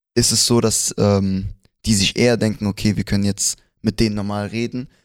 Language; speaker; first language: German; early bilingual, other home language; Spanish